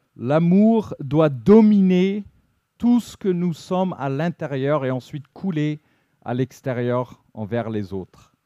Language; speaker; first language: French; non-native, fluent; English